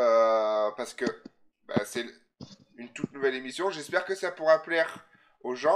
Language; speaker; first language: French; native; French